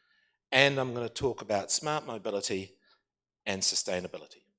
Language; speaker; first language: English; native; English